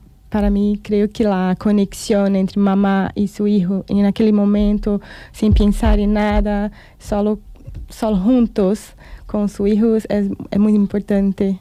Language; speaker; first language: Spanish; non-native, fluent; Portuguese